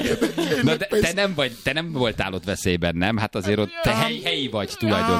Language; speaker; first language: Hungarian; native; Hungarian